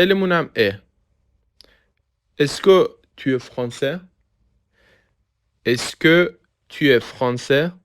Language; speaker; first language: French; non-native, fluent; Persian